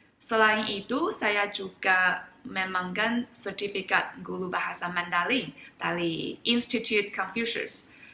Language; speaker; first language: Indonesian; non-native, fluent; Chinese